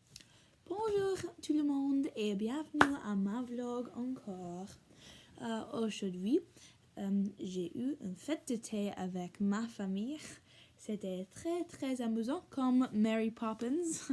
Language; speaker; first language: French; non-native, learner; English